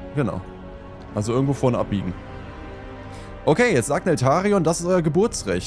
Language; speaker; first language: German; native; German